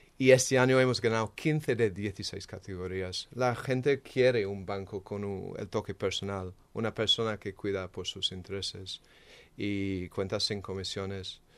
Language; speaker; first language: Spanish; non-native, fluent; English